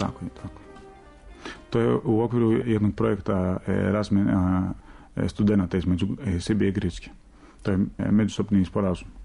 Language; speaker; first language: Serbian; non-native, fluent; Greek